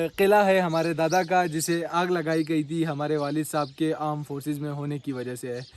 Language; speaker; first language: Urdu; non-native, local second language; Pashto